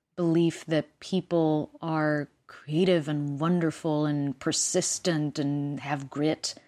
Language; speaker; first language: English; non-native, fluent; Spanish